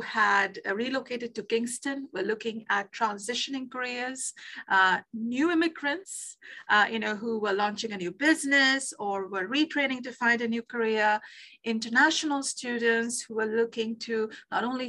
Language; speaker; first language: English; non-native, local second language; Bangla